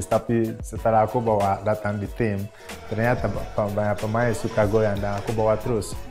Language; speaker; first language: Indonesian; non-native, learner; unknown